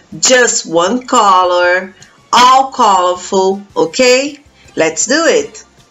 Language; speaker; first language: English; non-native, fluent; Portuguese